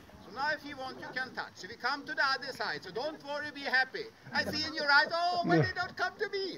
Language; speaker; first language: English; non-native, fluent; Swedish